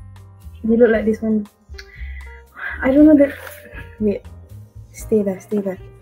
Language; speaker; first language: English; non-native, local second language; Malay